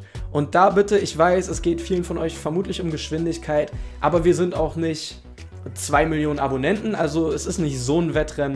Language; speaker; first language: German; native; German